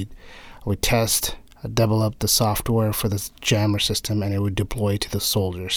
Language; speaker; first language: English; non-native, local second language; Nepali